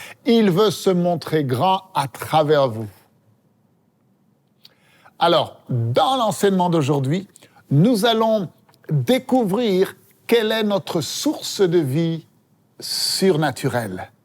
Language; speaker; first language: French; native; French